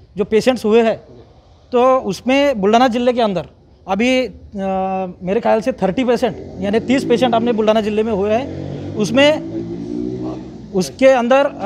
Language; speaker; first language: Hindi; non-native, local second language; Marathi